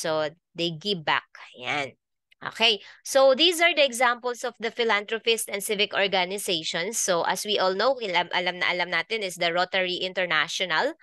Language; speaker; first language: English; non-native, local second language; Filipino